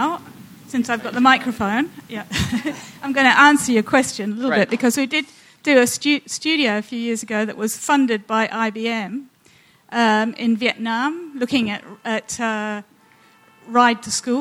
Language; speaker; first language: English; native; English